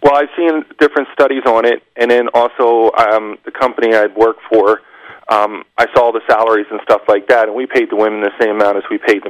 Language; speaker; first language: English; native; English